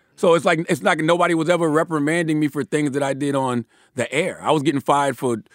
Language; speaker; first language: English; native; English